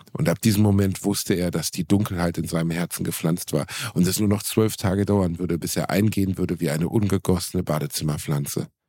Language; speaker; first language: German; native; German